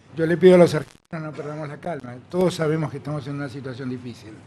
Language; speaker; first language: Spanish; native; Spanish